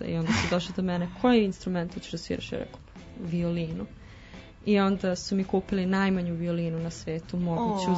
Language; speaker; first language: Serbian; native; Serbian